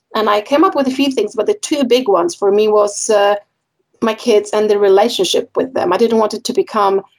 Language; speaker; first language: English; non-native, fluent; Polish